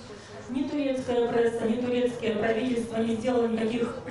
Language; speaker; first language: Russian; native; Russian